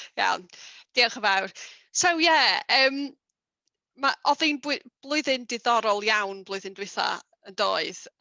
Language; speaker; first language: Welsh; native; Welsh